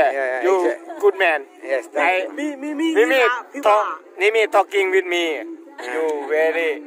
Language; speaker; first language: English; non-native, learner; Thai